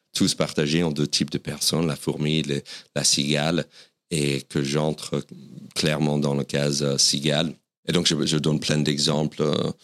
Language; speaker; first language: French; non-native, fluent; English